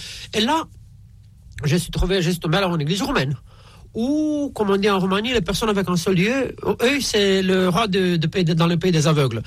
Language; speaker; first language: French; non-native, fluent; Romanian